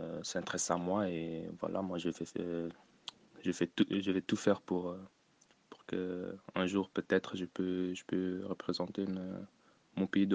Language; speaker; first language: French; early bilingual, other home language; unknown